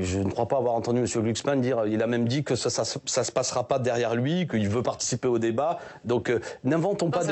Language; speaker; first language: French; native; French